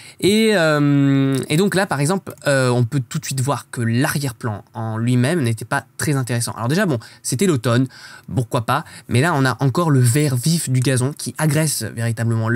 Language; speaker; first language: French; native; French